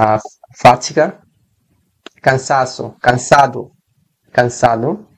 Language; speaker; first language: Spanish; non-native, learner; Korean